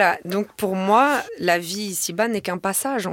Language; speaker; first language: French; native; French